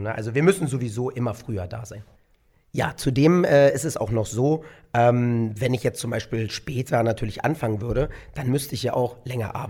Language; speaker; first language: German; native; German